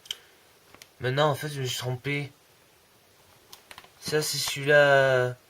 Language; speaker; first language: French; native; French